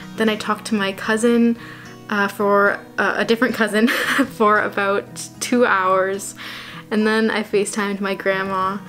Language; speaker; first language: English; native; English